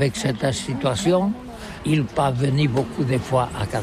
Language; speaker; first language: French; non-native, learner; Catalan